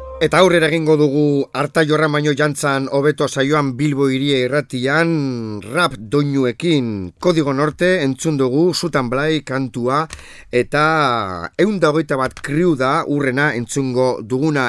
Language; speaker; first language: Basque; native; Basque